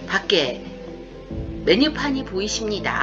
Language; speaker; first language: Korean; native; Korean